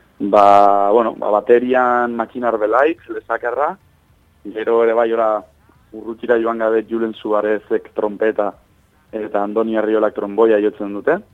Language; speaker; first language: Basque; native; Basque